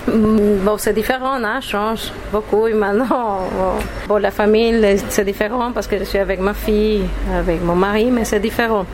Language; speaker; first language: French; non-native, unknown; Spanish